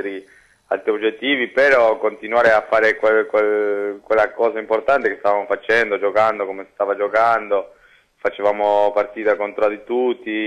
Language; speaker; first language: Italian; non-native, fluent; Spanish